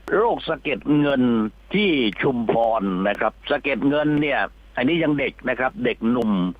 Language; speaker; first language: Thai; native; Thai